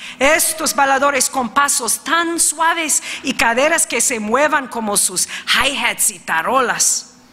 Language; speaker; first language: Spanish; early bilingual, heritage; Spanish